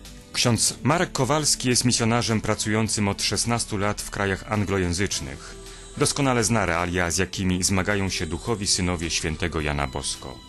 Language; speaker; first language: Polish; native; Polish